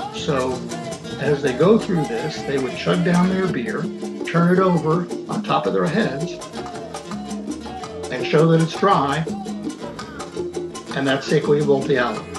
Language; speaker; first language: English; native; English